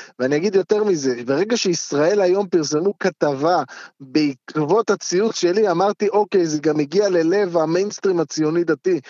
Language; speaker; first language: Hebrew; native; Hebrew